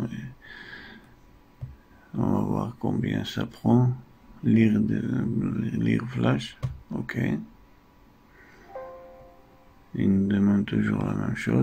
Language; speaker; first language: French; non-native, fluent; Russian